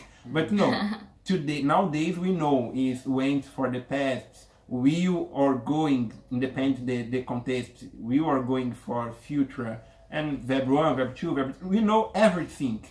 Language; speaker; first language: English; non-native, learner; Portuguese